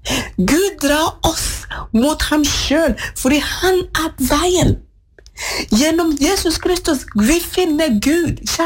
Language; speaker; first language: Norwegian; non-native, fluent; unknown